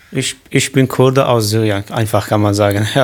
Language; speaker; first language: German; non-native, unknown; Kurdish